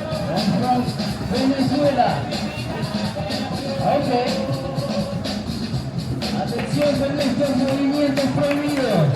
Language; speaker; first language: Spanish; non-native, fluent; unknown